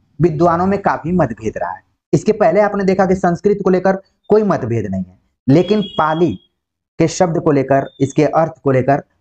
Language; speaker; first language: Hindi; native; Hindi